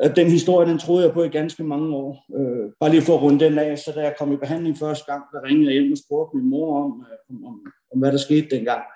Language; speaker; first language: Danish; early bilingual, other home language; Norwegian